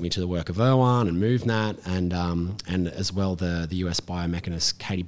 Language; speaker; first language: English; native; English